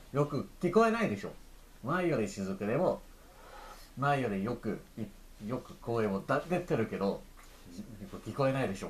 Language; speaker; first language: Japanese; non-native, learner; English